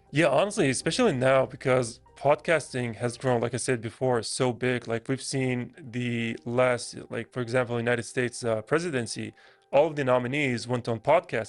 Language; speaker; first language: English; non-native, fluent; Arabic